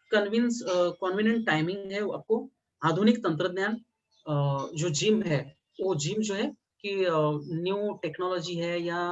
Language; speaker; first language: Hindi; non-native, local second language; Marathi